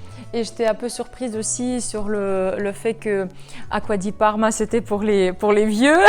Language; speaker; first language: French; non-native, fluent; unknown